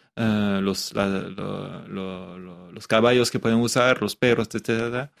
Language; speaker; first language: Spanish; non-native, fluent; French